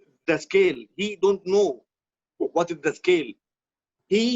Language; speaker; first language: English; non-native, learner; Arabic